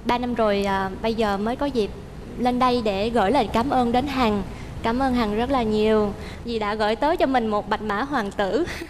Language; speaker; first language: Vietnamese; native; Vietnamese